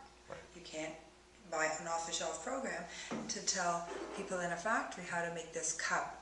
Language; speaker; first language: English; native; English